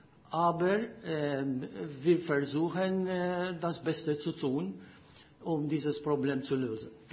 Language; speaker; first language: German; non-native, fluent; Maltese